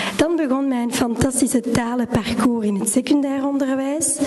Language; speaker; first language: Dutch; non-native, local second language; French